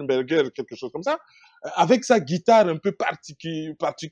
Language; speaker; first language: French; non-native, local second language; Lingala